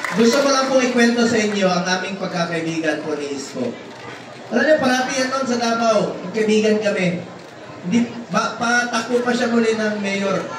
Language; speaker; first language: Filipino; non-native, local second language; Cebuano